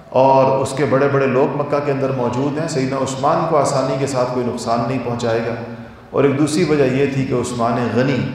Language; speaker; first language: Urdu; native; Urdu